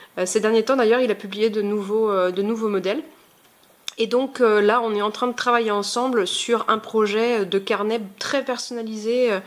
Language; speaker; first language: French; native; French